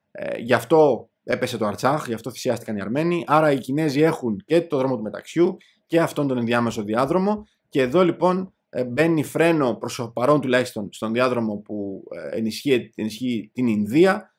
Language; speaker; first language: Greek; native; Greek